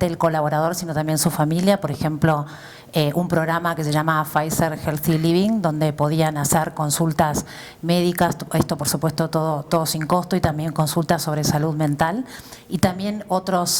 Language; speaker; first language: Spanish; native; Spanish